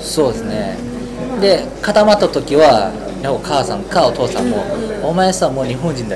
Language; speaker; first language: Japanese; non-native, fluent; Chinese